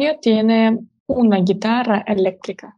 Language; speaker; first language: Spanish; non-native, learner; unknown